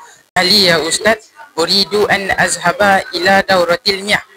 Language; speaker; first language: Arabic; non-native, learner; Malay